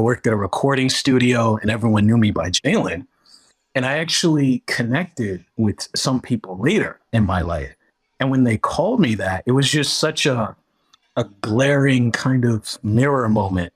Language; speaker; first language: English; native; English